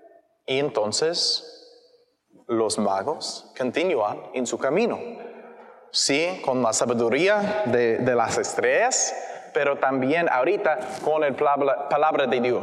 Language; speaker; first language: Spanish; non-native, learner; English